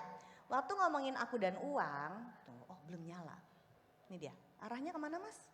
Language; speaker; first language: Indonesian; native; Indonesian